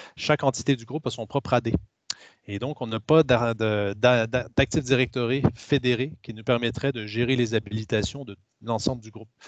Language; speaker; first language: French; native; French